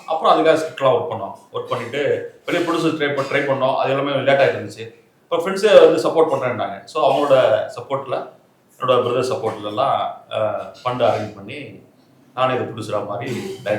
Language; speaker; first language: Tamil; native; Tamil